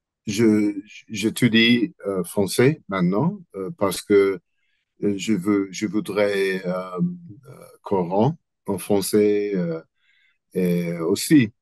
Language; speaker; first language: French; non-native, learner; English